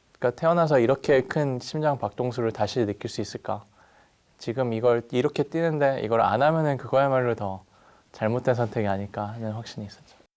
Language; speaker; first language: Korean; native; Korean